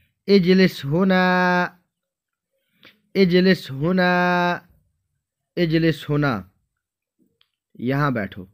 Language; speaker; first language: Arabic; non-native, fluent; Urdu